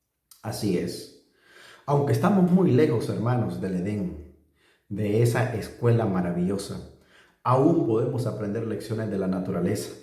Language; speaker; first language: Spanish; native; Spanish